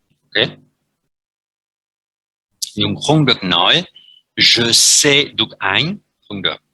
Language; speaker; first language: Vietnamese; non-native, fluent; French